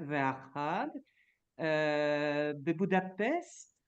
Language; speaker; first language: Hebrew; non-native, learner; French